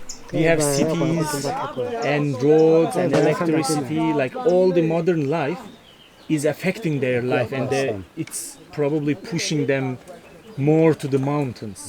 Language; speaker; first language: English; non-native, fluent; Turkish